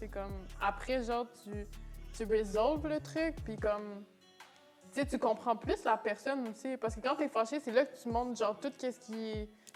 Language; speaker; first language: French; native; French